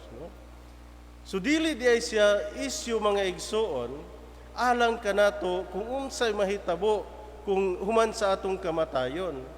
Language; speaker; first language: Cebuano; native; Cebuano